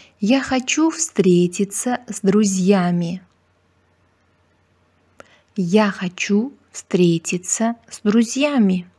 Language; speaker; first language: Russian; non-native, fluent; Uzbek